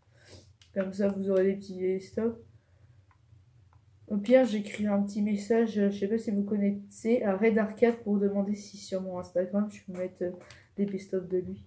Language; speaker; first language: French; native; French